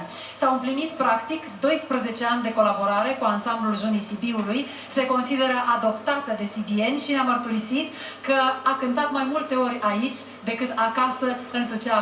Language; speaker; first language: Romanian; native; Romanian